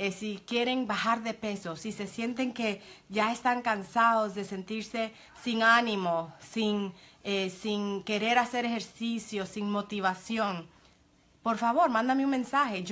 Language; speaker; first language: Spanish; early bilingual, heritage; Spanish